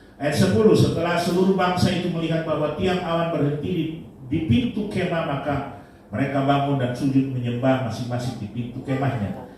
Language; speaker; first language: Indonesian; native; Indonesian